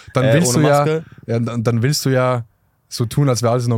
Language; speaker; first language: German; native; German